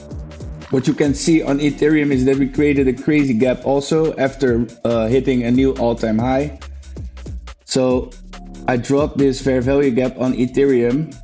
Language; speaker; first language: English; non-native, fluent; Dutch